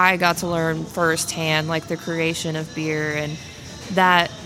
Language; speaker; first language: English; native; English